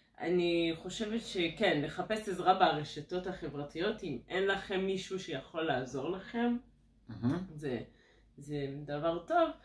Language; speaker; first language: Hebrew; non-native, fluent; French